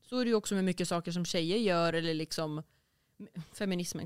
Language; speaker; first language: Swedish; native; Swedish